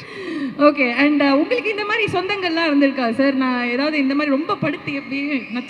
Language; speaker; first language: Tamil; native; Tamil